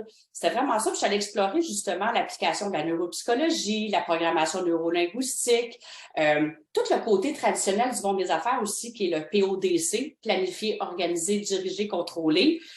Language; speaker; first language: French; native; French